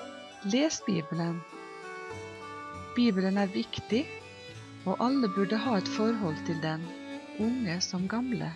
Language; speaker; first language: Norwegian; non-native, fluent; Polish